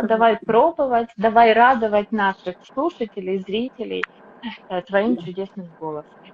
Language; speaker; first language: Russian; native; Russian